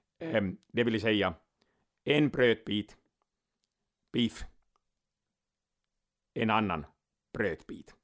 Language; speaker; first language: Swedish; non-native, local second language; Finnish